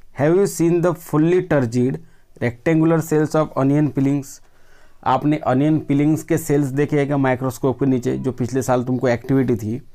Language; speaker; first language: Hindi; non-native, local second language; Marathi